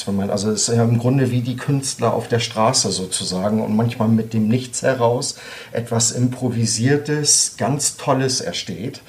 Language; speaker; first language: German; native; German